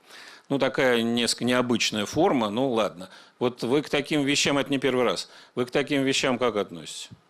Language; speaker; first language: Russian; native; Russian